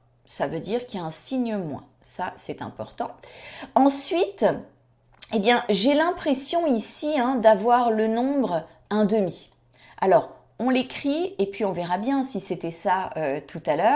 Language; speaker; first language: French; native; French